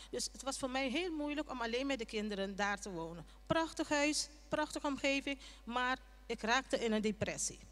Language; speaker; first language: Dutch; non-native, local second language; Papiamento